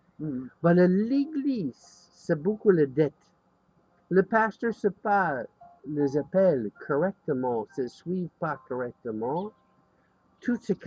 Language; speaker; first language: French; non-native, learner; English